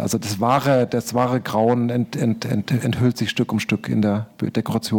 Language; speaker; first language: German; native; German